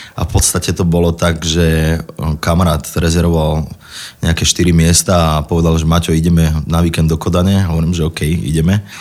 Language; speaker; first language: Slovak; native; Slovak